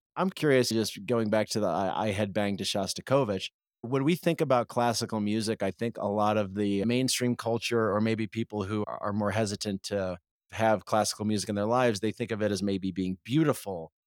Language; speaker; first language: English; native; English